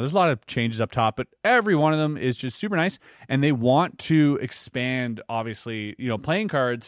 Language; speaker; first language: English; native; English